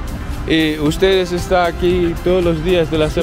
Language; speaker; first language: Spanish; non-native, learner; English